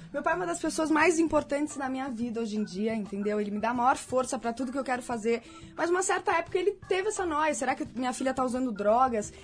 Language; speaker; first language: Portuguese; native; Portuguese